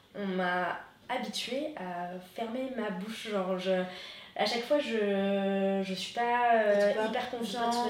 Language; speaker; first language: French; non-native, local second language; Arabic